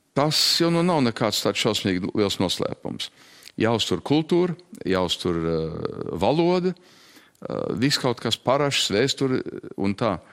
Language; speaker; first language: Latvian; early bilingual, heritage; Latvian